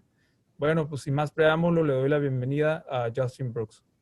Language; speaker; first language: Spanish; native; Spanish